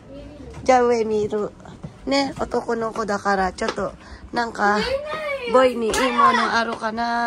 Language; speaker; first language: Japanese; non-native, fluent; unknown